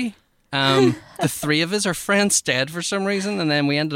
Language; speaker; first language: English; native; English